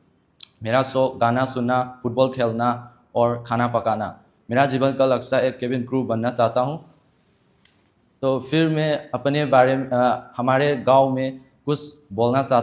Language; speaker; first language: Hindi; non-native, local second language; Manipuri